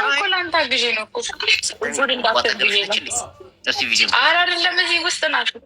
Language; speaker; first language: Amharic; native; Amharic